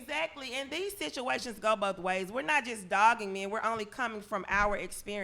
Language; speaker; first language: English; native; English